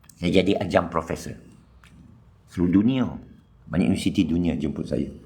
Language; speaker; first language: Malay; non-native, local second language; Chinese